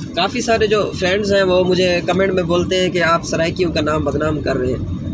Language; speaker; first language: Urdu; non-native, local second language; Saraiki